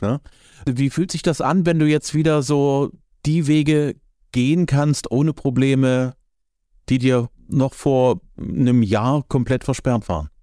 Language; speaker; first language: German; native; German